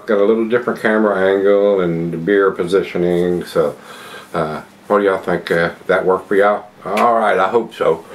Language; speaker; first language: English; native; English